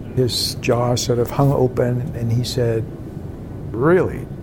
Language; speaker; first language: English; early bilingual, other home language; German